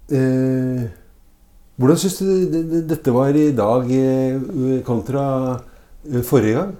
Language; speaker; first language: Norwegian; native; Norwegian